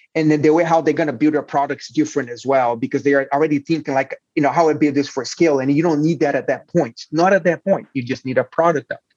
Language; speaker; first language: English; non-native, fluent; Portuguese